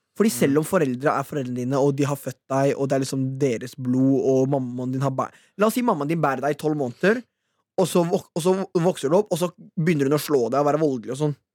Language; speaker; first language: Norwegian; early bilingual, other home language; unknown